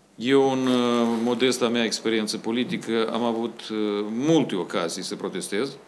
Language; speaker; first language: Romanian; native; Romanian